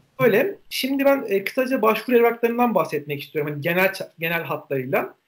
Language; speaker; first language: Turkish; native; Turkish